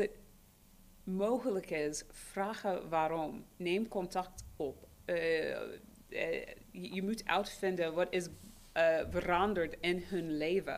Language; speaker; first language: Dutch; non-native, fluent; English